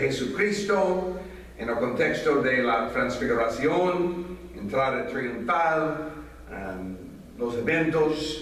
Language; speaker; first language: Spanish; non-native, fluent; English